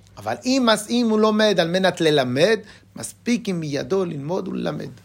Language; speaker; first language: Hebrew; non-native, fluent; French